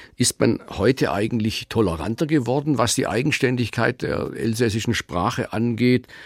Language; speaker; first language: German; native; German